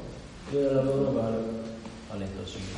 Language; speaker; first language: Italian; non-native, learner; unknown